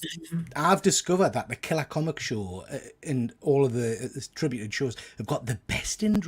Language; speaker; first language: English; native; English